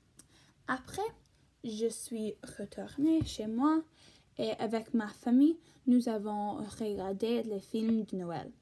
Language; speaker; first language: French; non-native, learner; English